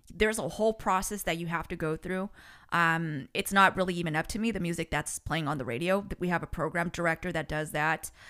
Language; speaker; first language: English; early bilingual, other home language; Spanish